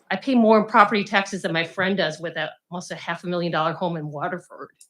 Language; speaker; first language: English; native; English